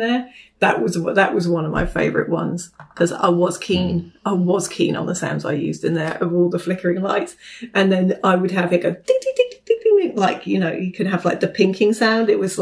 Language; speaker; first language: English; native; English